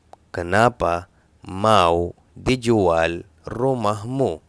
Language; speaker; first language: Indonesian; non-native, fluent; Arabic